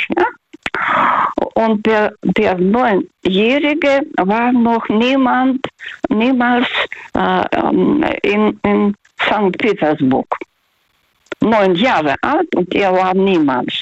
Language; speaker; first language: German; early bilingual, heritage; Russian